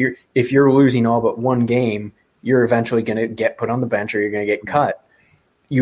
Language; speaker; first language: English; native; English